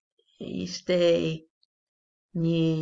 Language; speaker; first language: Albanian; non-native, learner; English